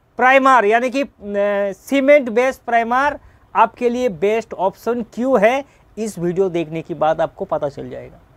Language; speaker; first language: Hindi; native; Hindi